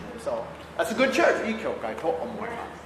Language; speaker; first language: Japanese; non-native, learner; English